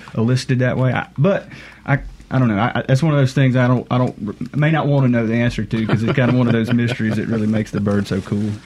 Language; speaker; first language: English; native; English